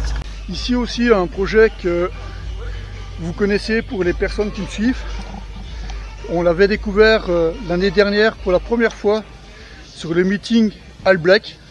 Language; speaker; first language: French; native; French